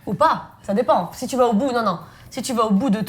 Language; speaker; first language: French; native; French